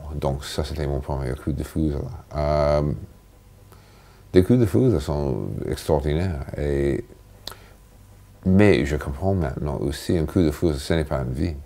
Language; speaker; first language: French; non-native, fluent; English